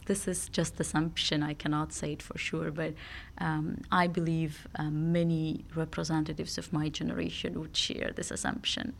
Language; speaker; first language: English; non-native, fluent; Georgian